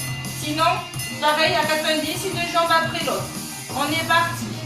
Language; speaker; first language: French; native; French